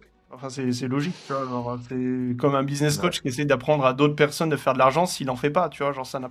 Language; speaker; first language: French; native; French